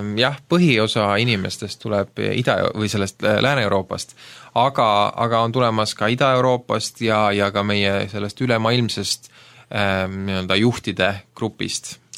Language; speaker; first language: Estonian; native; Estonian